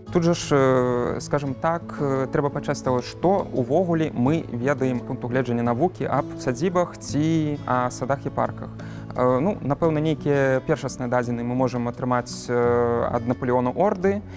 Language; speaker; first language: Belarusian; native; Belarusian